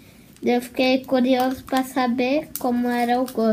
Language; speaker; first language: Portuguese; early bilingual, heritage; Portuguese